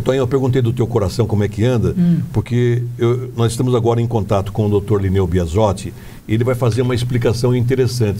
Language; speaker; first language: Portuguese; native; Portuguese